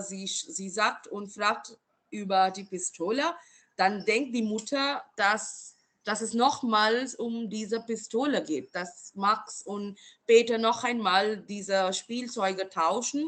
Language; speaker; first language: German; non-native, fluent; Marathi